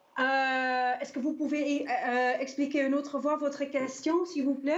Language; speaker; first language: French; non-native, fluent; Dutch